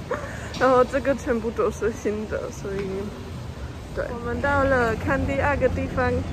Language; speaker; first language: Chinese; early bilingual, heritage; German